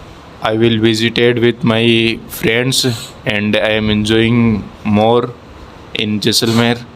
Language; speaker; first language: English; non-native, learner; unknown